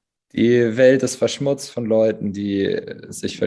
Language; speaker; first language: German; native; German